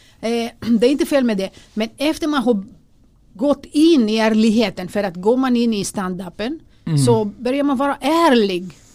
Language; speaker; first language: Swedish; non-native, fluent; Greek